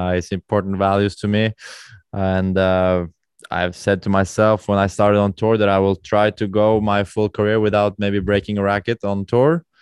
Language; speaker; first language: English; non-native, fluent; Norwegian